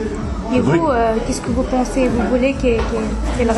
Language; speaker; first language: French; non-native, fluent; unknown